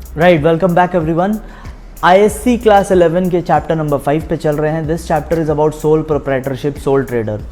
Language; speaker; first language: Hindi; native; Hindi